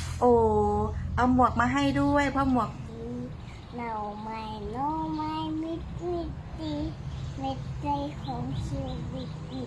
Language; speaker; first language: Thai; native; Thai